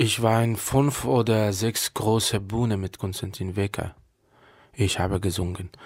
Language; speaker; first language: German; non-native, learner; Persian